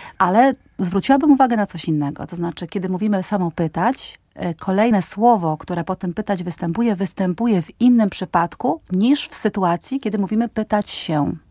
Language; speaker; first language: Polish; native; Polish